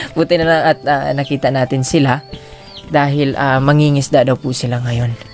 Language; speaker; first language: Filipino; non-native, local second language; Cebuano